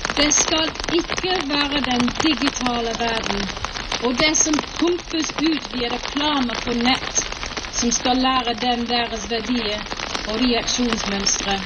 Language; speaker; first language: Norwegian; non-native, fluent; English